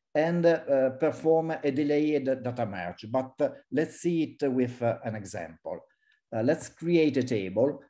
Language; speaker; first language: English; non-native, fluent; Italian